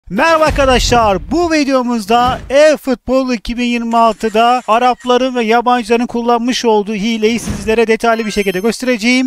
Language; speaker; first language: Turkish; native; Turkish